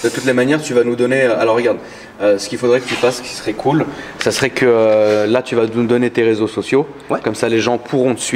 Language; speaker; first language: French; native; French